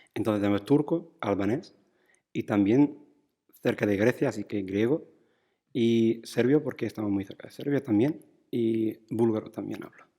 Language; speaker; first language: Spanish; non-native, fluent; English